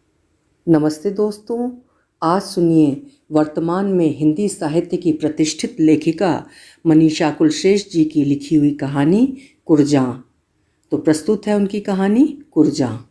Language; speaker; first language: Hindi; native; Hindi